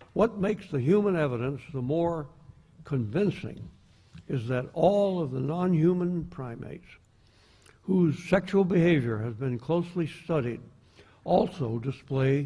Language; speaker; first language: English; native; English